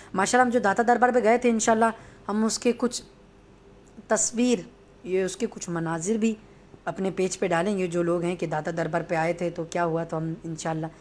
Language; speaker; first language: Urdu; native; Urdu